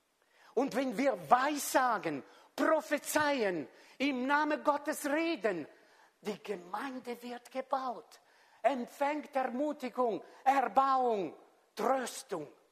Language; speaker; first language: German; non-native, fluent; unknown